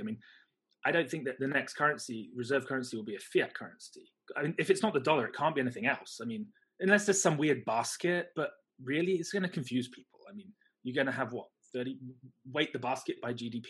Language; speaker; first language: English; native; English